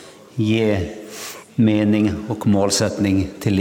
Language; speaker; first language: Swedish; non-native, local second language; Finnish